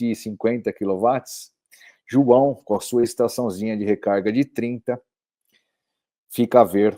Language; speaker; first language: Portuguese; native; Portuguese